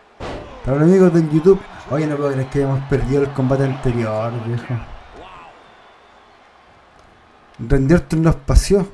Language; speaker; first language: Spanish; native; Spanish